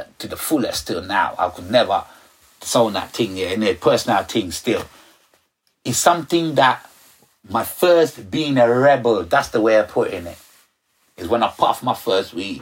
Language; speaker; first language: English; early bilingual, other home language; Ga